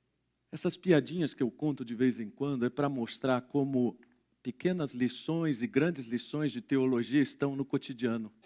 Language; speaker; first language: Portuguese; native; Portuguese